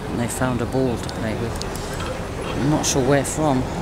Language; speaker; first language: English; native; English